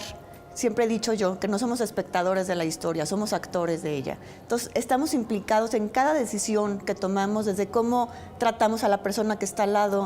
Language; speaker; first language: Spanish; native; Spanish